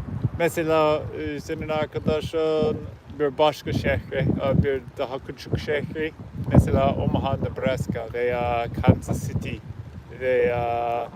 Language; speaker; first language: Turkish; non-native, learner; English